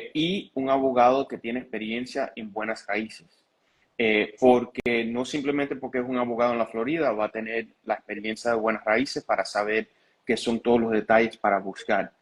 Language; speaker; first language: Spanish; early bilingual, heritage; Spanish